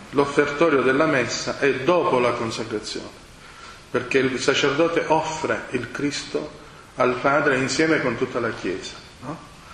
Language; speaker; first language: Italian; non-native, fluent; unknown